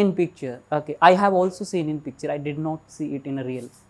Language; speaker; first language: English; non-native, local second language; Hindi